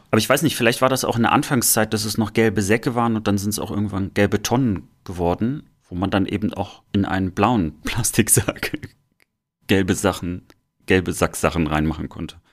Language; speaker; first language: German; native; German